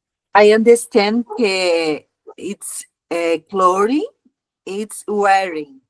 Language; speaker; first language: English; non-native, learner; Portuguese